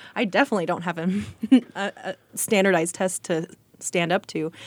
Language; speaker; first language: English; native; English